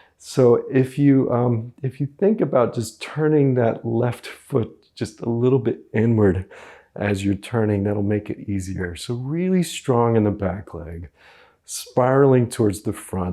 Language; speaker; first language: English; native; English